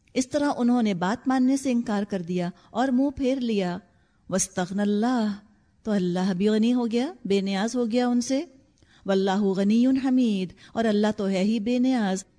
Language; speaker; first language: Urdu; native; Urdu